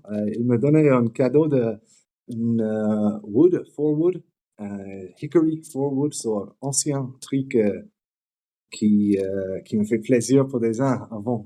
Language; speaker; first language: French; non-native, learner; English